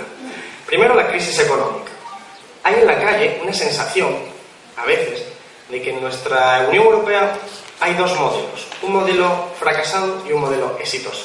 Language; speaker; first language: Spanish; native; Spanish